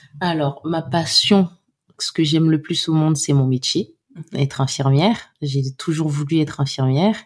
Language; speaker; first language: French; non-native, local second language; Haitian Creole